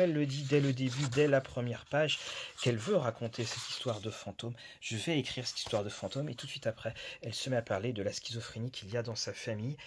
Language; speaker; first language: French; native; French